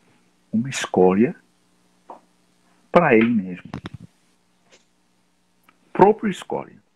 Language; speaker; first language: Portuguese; non-native, fluent; English